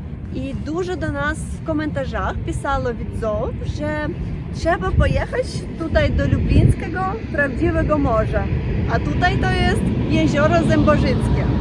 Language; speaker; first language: Polish; non-native, learner; Russian